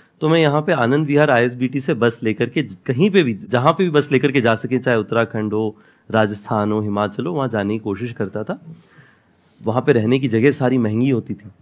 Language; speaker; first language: Hindi; non-native, local second language; Odia